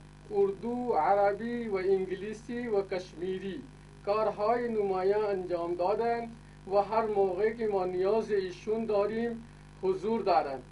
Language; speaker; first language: Persian; non-native, fluent; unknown